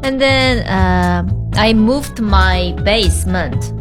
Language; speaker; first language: English; non-native, learner; Korean